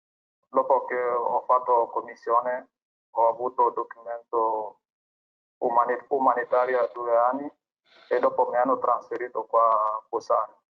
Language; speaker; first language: Italian; non-native, learner; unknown